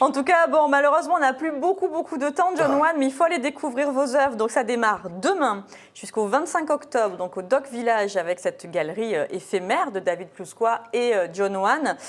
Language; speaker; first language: French; native; French